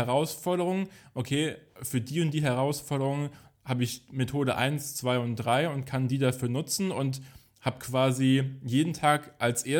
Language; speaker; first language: German; native; German